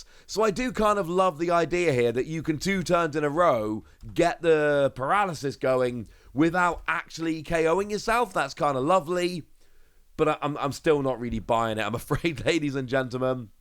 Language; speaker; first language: English; native; English